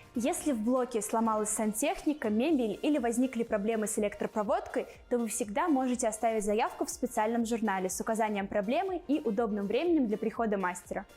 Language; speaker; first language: Russian; native; Russian